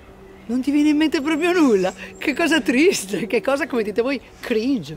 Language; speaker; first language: Italian; native; Italian